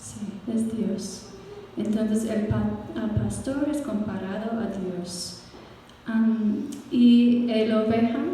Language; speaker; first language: Spanish; non-native, fluent; English